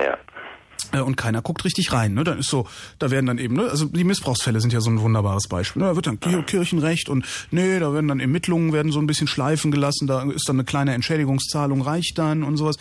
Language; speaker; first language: German; native; German